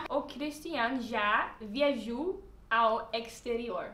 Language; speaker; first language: Portuguese; non-native, learner; Dutch